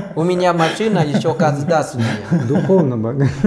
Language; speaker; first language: Russian; non-native, fluent; Thai